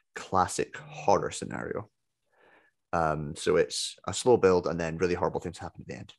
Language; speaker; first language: English; native; English